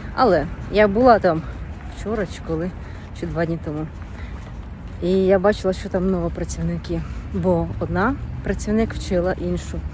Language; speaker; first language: Ukrainian; native; Ukrainian